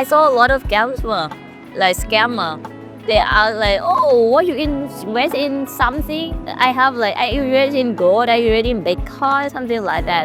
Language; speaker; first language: English; non-native, learner; Thai